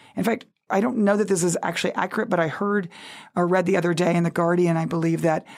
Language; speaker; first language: English; native; English